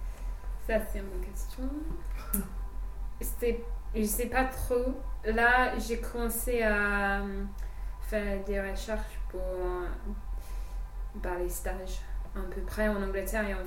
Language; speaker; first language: French; non-native, fluent; English